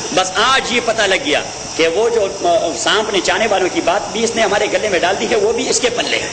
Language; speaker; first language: Urdu; non-native, local second language; Pashto